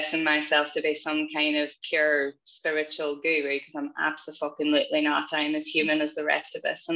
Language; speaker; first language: English; native; English